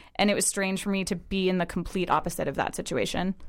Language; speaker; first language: English; early bilingual, other home language; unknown